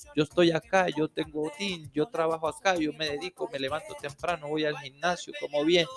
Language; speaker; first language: Spanish; native; Spanish